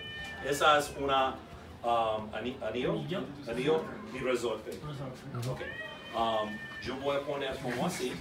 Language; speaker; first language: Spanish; non-native, learner; English